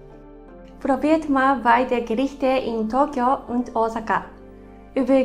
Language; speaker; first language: German; non-native, fluent; Japanese